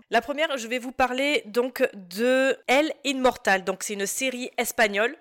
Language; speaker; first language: French; native; French